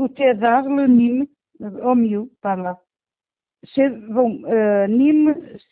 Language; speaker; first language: French; non-native, learner; Portuguese